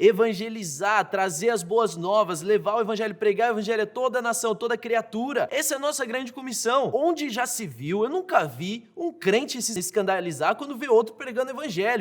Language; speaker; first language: Portuguese; native; Portuguese